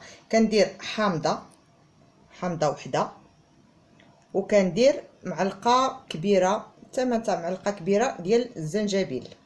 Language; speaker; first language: Arabic; native; Arabic